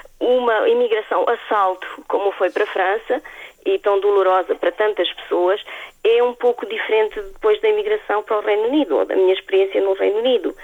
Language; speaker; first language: Portuguese; native; Portuguese